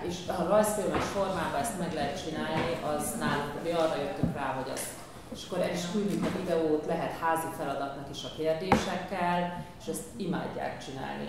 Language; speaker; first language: Hungarian; early bilingual, heritage; Hungarian